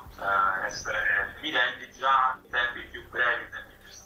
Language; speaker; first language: Italian; native; Italian